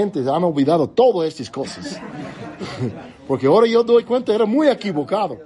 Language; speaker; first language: Spanish; non-native, fluent; English